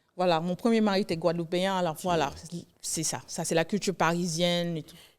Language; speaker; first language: French; early bilingual, heritage; Haitian Creole